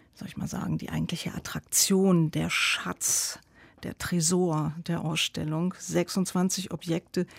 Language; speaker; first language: German; native; German